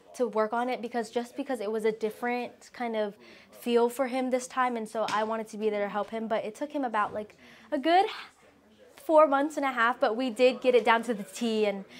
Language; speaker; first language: English; early bilingual, other home language; Vietnamese